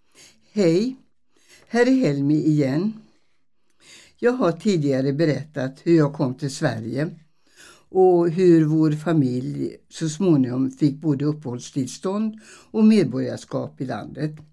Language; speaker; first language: Swedish; early bilingual, other home language; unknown